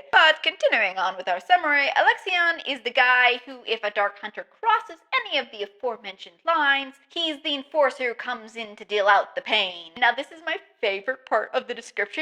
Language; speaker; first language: English; native; English